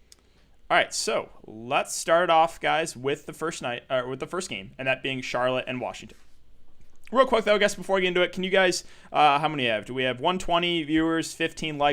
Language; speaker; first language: English; native; English